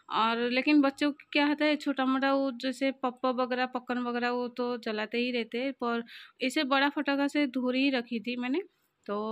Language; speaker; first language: Hindi; non-native, local second language; Odia